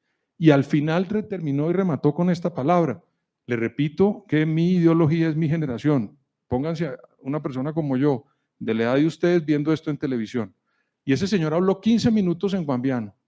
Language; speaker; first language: Spanish; native; Spanish